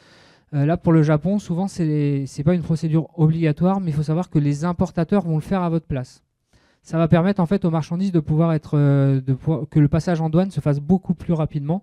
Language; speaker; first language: French; native; French